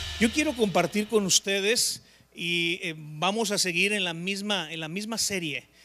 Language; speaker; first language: Spanish; native; Spanish